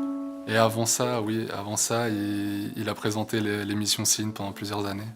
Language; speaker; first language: French; non-native, local second language; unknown